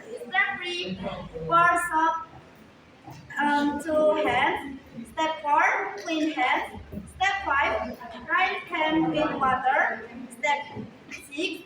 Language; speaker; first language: English; non-native, learner; Indonesian